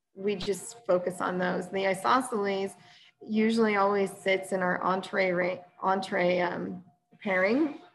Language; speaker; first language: English; native; English